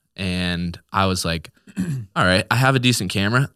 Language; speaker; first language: English; native; English